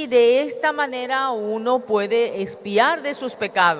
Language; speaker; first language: Spanish; native; Spanish